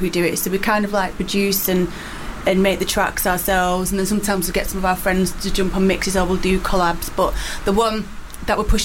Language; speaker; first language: English; native; English